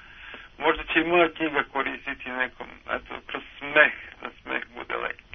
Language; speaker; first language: Serbian; native; Serbian